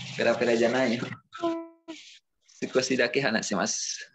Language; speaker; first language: Japanese; non-native, learner; Indonesian